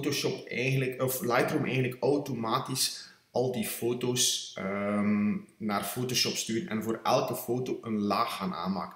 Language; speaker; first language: Dutch; native; Dutch